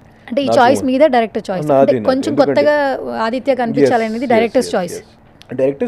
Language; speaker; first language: Telugu; native; Telugu